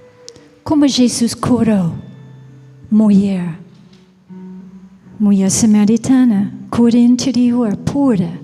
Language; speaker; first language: Portuguese; non-native, fluent; English